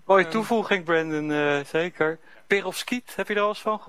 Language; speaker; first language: Dutch; native; Dutch